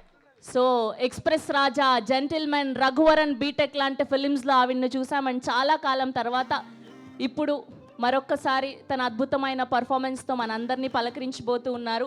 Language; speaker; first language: Telugu; native; Telugu